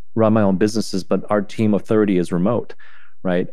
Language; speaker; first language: English; non-native, fluent; Chinese